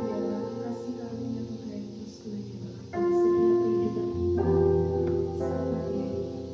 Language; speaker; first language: Indonesian; native; Indonesian